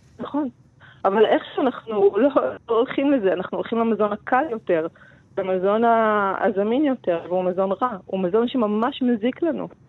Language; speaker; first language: Hebrew; native; Hebrew